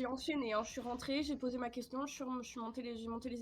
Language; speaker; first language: French; native; French